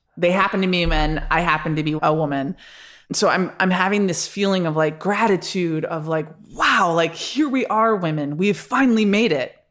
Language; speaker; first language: English; native; English